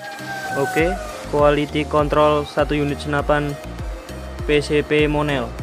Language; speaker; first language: Indonesian; native; Indonesian